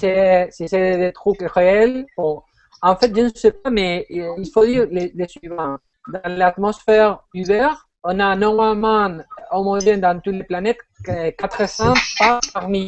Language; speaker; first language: French; non-native, fluent; Spanish